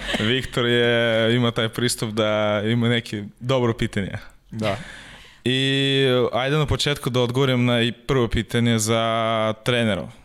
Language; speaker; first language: Serbian; non-native, learner; Russian